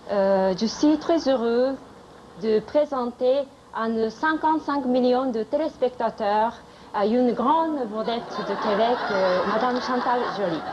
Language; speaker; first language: French; non-native, fluent; Japanese